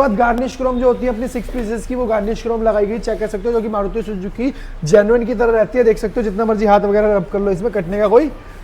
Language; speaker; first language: Hindi; native; Hindi